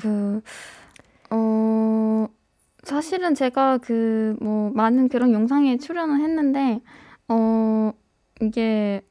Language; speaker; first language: Korean; non-native, fluent; Persian